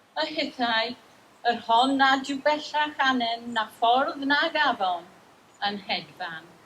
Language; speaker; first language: Welsh; non-native, learner; English